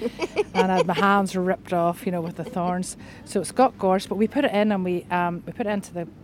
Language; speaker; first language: English; native; English